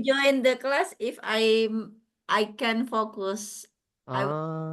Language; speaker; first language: English; non-native, learner; Indonesian